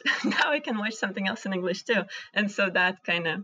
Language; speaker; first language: English; non-native, fluent; Russian